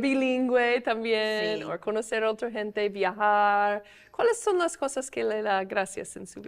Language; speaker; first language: Spanish; non-native, fluent; English